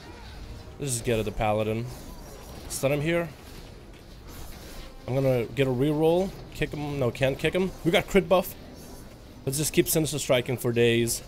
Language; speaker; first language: English; native; English